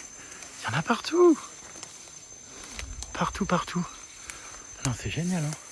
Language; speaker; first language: French; native; French